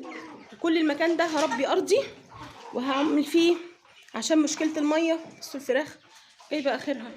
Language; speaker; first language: Arabic; native; Arabic